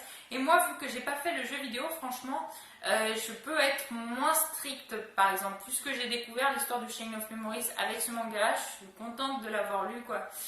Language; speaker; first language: French; native; French